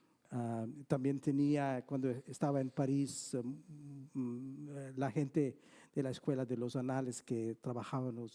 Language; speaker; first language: Spanish; non-native, fluent; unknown